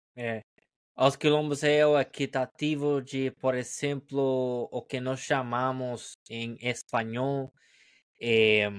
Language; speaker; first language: Portuguese; non-native, learner; Spanish